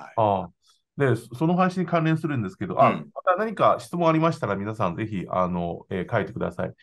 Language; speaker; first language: Japanese; non-native, fluent; Chinese